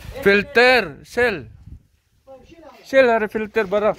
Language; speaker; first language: Arabic; non-native, learner; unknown